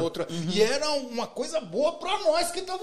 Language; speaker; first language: Portuguese; native; Portuguese